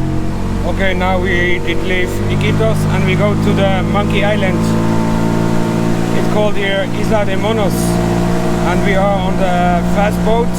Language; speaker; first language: English; non-native, fluent; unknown